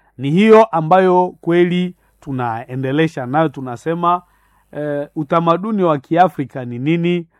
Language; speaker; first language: Swahili; non-native, local second language; Nande